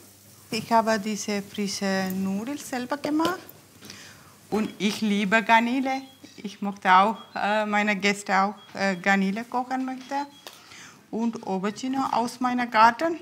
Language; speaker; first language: German; non-native, learner; Tamil